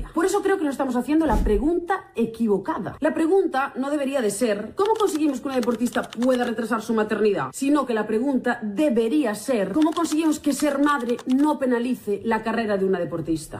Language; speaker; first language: Spanish; native; Spanish